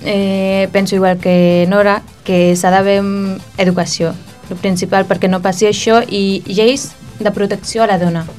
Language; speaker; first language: Catalan; early bilingual, other home language; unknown